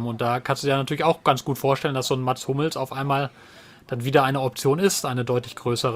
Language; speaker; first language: German; native; German